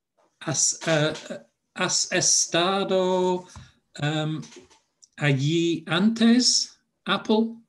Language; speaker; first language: Spanish; non-native, fluent; English